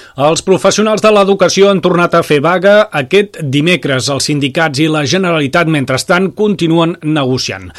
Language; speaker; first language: Catalan; native; Catalan